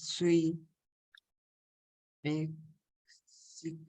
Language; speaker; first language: French; non-native, learner; Spanish